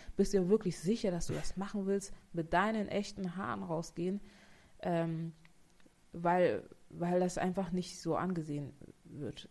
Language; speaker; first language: German; native; German